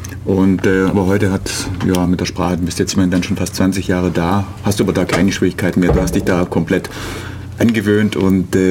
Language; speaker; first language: German; native; German